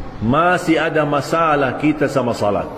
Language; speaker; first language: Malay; non-native, fluent; Arabic